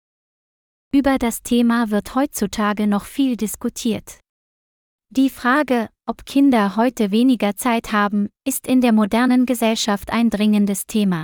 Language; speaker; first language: German; non-native, learner; Vietnamese